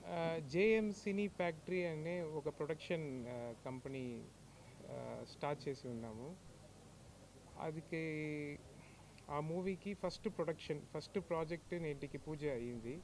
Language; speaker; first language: Telugu; non-native, learner; Tamil